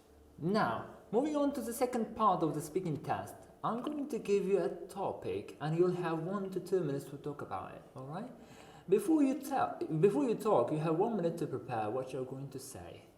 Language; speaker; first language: English; non-native, fluent; Uzbek